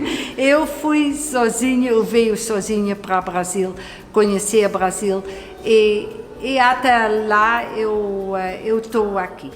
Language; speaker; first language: Portuguese; non-native, fluent; Dutch